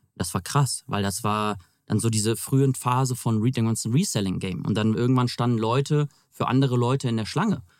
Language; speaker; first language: German; native; German